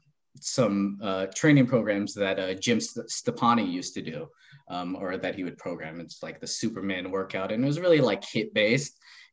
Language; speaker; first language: English; native; English